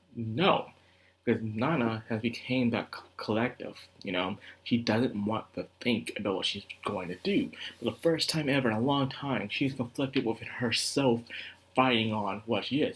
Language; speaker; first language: English; native; English